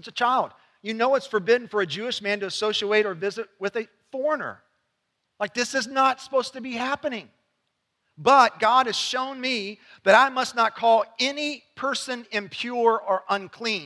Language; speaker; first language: English; native; English